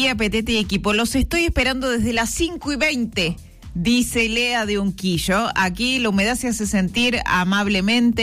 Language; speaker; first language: Spanish; native; Spanish